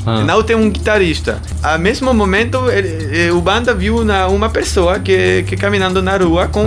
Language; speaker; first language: Portuguese; non-native, learner; German